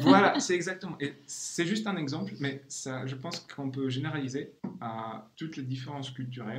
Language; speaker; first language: French; non-native, fluent; Czech